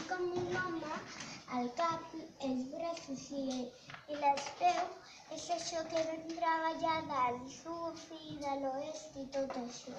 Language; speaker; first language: Catalan; non-native, local second language; Spanish